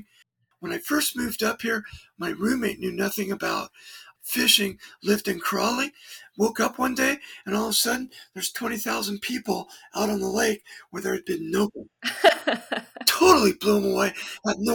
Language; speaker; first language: English; native; English